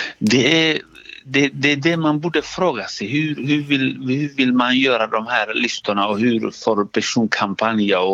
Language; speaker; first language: Swedish; early bilingual, other home language; Somali